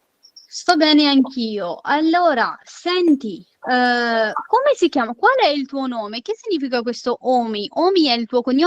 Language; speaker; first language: Italian; non-native, fluent; Urdu